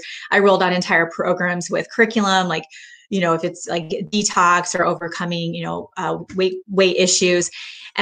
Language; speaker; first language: English; native; English